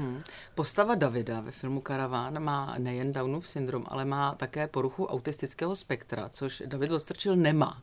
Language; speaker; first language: Czech; native; Czech